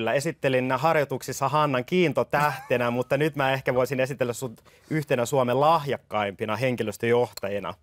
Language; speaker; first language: Finnish; native; Finnish